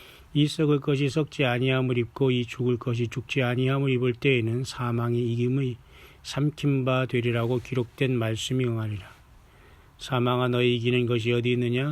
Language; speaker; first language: Korean; native; Korean